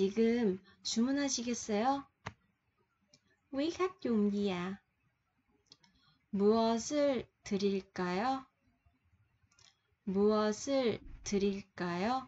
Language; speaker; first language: Korean; non-native, fluent; Vietnamese